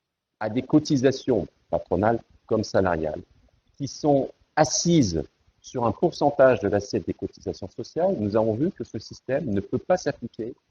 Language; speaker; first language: French; native; French